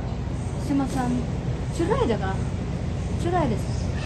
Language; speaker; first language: Japanese; non-native, learner; Filipino